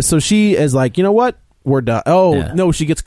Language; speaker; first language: English; native; English